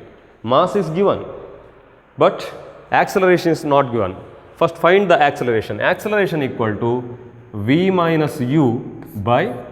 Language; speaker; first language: English; non-native, local second language; Kannada